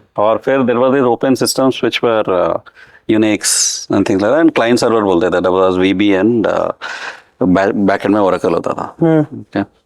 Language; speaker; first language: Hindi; non-native, local second language; Telugu